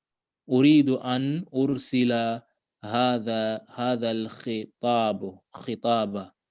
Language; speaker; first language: Arabic; non-native, learner; English